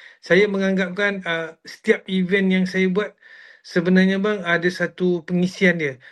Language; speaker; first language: Malay; native; Malay